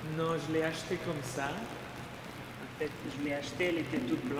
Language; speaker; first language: French; non-native, fluent; Spanish